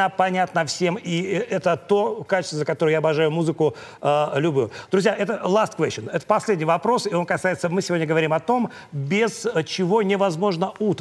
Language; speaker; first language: Russian; native; Russian